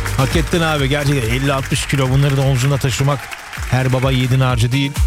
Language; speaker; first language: Turkish; early bilingual, heritage; Turkish